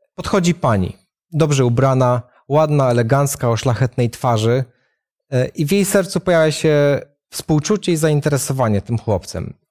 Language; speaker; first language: Polish; native; Polish